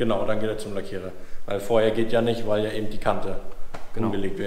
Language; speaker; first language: German; native; German